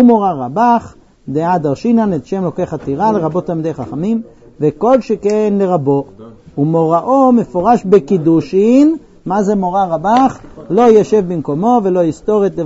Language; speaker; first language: Hebrew; native; Hebrew